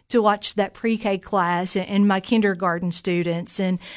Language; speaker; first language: English; native; English